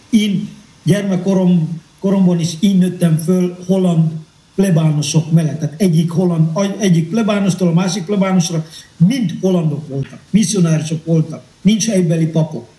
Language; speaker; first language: Hungarian; non-native, fluent; Indonesian